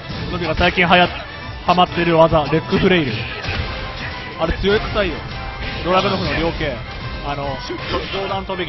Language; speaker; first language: Japanese; native; Japanese